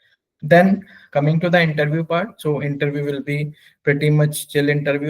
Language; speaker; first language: English; non-native, local second language; Hindi